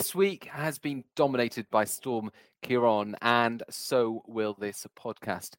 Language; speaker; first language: English; native; English